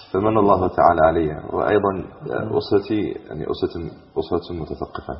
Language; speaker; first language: Arabic; non-native, fluent; English